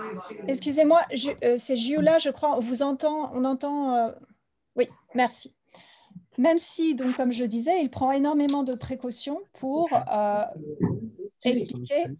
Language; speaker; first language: French; native; French